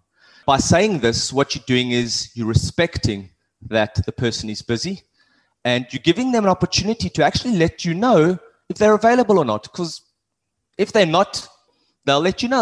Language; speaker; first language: English; native; English